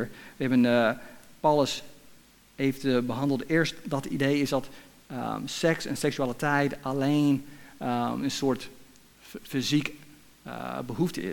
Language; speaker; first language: Dutch; non-native, fluent; English